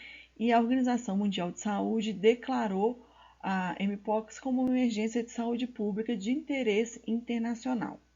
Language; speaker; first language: Portuguese; native; Portuguese